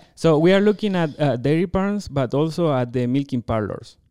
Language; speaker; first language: English; non-native, fluent; Spanish